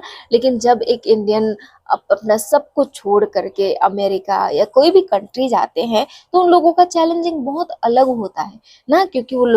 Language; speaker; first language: Hindi; non-native, local second language; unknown